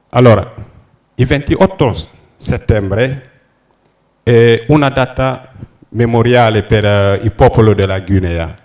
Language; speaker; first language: Italian; non-native, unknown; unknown